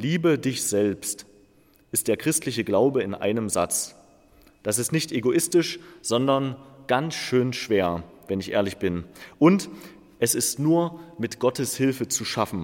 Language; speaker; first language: German; native; German